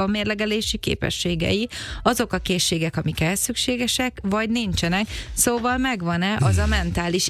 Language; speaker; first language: Hungarian; native; Hungarian